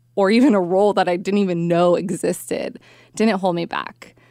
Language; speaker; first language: English; native; English